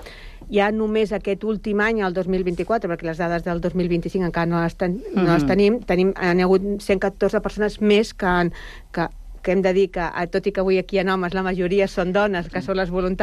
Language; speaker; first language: Catalan; native; Catalan